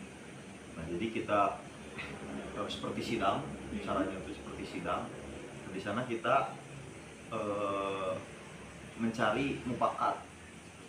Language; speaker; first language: Indonesian; native; Indonesian